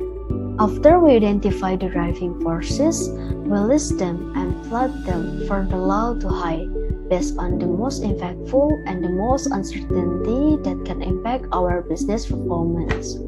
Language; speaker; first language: English; non-native, learner; Indonesian